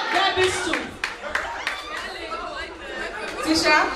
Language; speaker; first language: German; non-native, fluent; Igbo